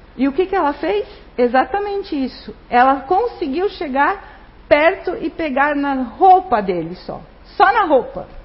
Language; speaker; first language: Portuguese; non-native, fluent; Spanish